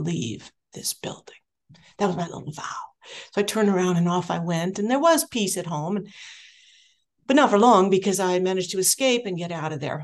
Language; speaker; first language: English; native; English